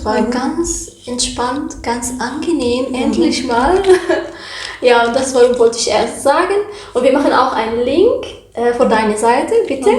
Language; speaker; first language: German; non-native, learner; Arabic